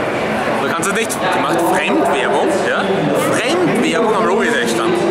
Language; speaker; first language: German; native; German